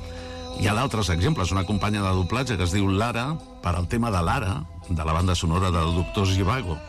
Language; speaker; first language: Catalan; native; Catalan